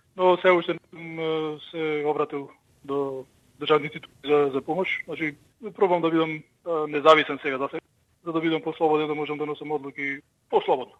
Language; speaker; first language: Macedonian; early bilingual, heritage; Macedonian